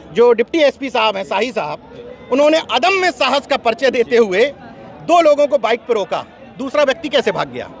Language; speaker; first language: Hindi; native; Hindi